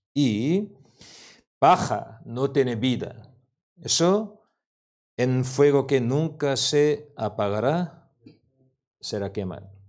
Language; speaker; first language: Spanish; non-native, learner; Korean